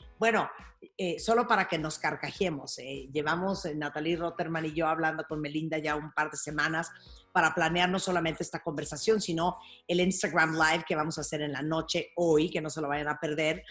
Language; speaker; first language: Spanish; native; Spanish